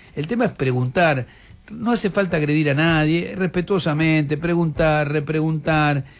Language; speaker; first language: Spanish; native; Spanish